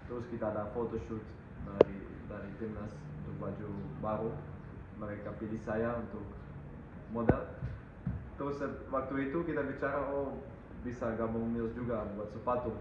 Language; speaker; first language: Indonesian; non-native, fluent; Dutch